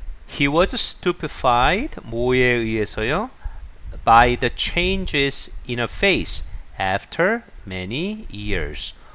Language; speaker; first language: English; non-native, fluent; Korean